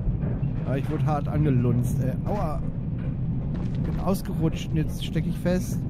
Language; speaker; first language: German; native; German